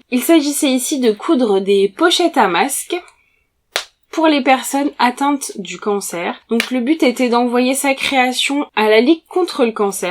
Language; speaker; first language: French; native; French